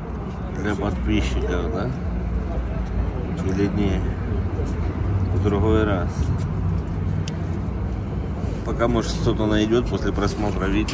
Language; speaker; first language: Russian; native; Russian